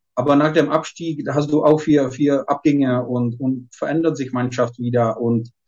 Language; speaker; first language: German; non-native, fluent; Czech